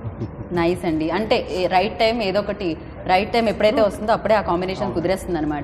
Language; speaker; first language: Telugu; native; Telugu